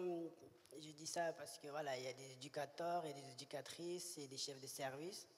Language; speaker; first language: French; early bilingual, other home language; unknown